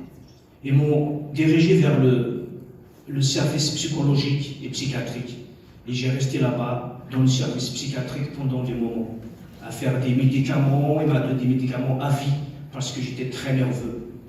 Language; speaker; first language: French; non-native, local second language; Kabyle